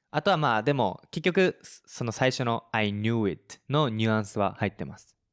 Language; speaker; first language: Japanese; native; Japanese